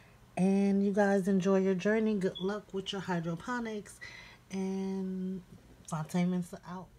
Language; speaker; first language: English; native; English